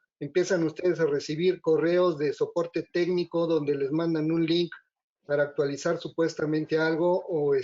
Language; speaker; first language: Spanish; native; Spanish